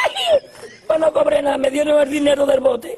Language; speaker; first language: Spanish; native; Spanish